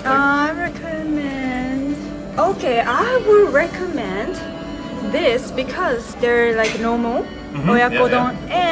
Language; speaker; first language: English; non-native, fluent; Japanese